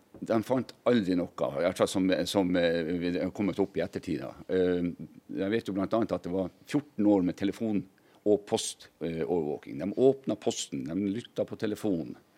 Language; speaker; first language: Norwegian; native; Norwegian